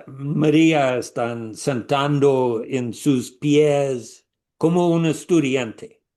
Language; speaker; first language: Spanish; non-native, learner; English